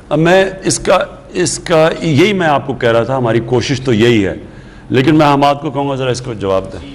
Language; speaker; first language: Urdu; native; Urdu